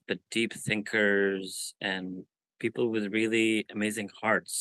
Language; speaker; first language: English; native; English